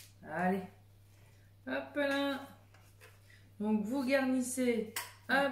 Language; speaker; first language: French; native; French